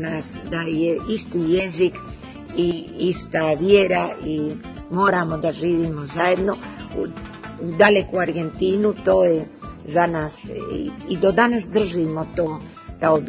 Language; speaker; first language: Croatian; early bilingual, heritage; Serbian